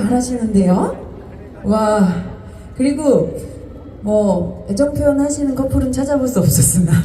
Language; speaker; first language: Korean; native; Korean